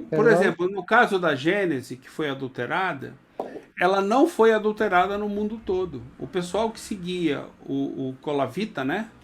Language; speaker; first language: Portuguese; native; Portuguese